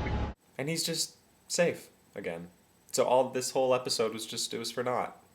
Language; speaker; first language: English; native; English